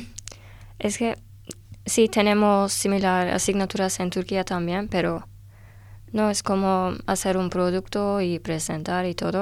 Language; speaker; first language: Spanish; non-native, learner; Turkish